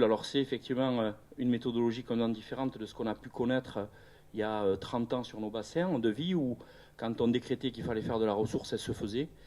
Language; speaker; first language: French; native; French